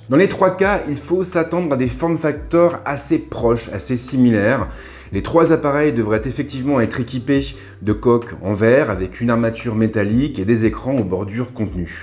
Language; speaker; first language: French; native; French